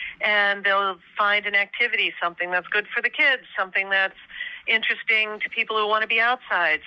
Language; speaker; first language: English; native; English